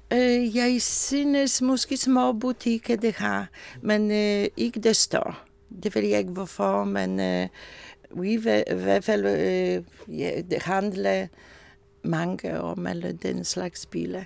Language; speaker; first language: Danish; non-native, learner; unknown